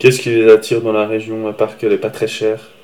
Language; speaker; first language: French; native; French